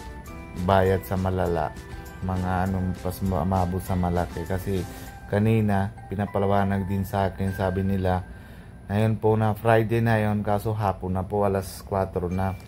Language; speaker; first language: Filipino; non-native, learner; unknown